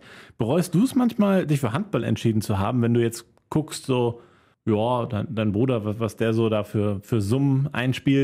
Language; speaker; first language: German; native; German